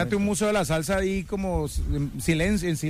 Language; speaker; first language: Spanish; native; Spanish